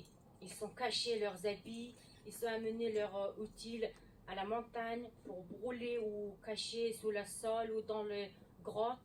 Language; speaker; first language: French; non-native, learner; Mongolian